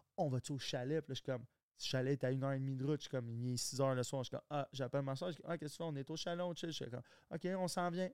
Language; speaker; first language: French; early bilingual, other home language; English